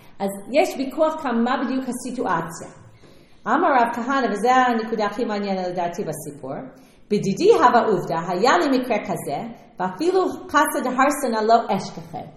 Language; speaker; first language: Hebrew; non-native, fluent; English